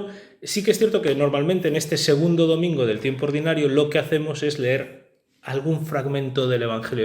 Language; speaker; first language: Spanish; native; Spanish